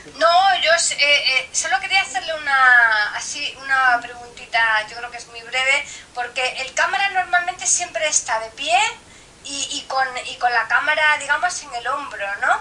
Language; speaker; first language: Spanish; native; Spanish